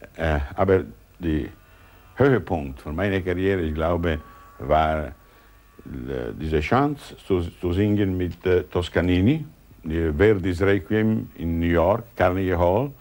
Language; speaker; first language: German; non-native, learner; Italian